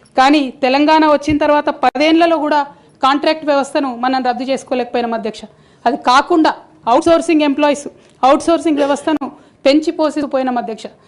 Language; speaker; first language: Telugu; native; Telugu